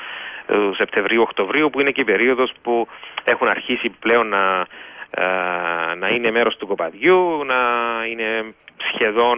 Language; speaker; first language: Greek; native; Greek